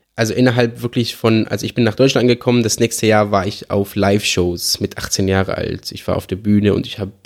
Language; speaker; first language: German; non-native, fluent; Arabic